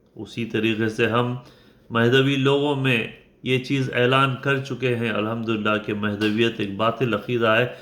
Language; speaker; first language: Urdu; native; Urdu